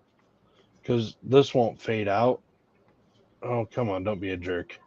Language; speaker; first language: English; native; English